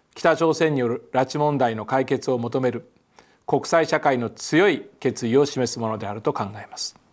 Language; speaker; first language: Japanese; native; Japanese